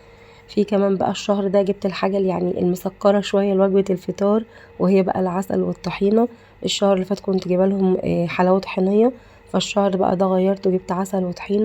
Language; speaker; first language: Arabic; native; Arabic